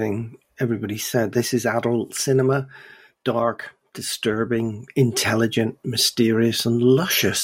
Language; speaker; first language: English; native; English